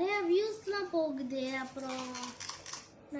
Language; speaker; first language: Tamil; native; Tamil